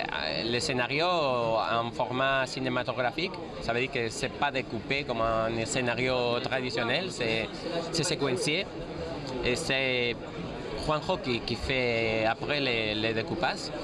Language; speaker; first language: French; non-native, fluent; Spanish